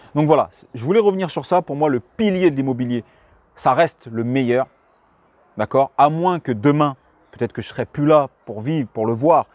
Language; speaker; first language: French; native; French